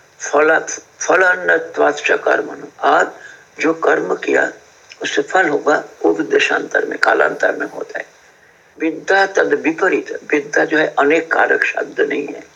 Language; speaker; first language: Hindi; native; Hindi